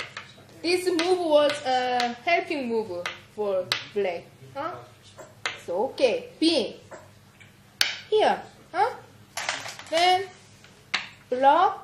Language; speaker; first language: English; non-native, learner; Korean